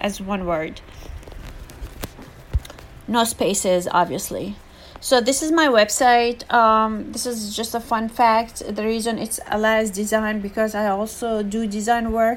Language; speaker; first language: English; non-native, fluent; Arabic